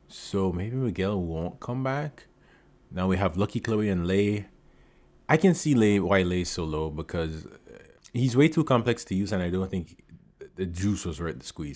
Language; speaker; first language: English; native; English